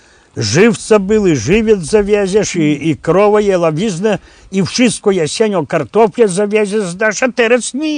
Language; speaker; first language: Polish; non-native, local second language; Belarusian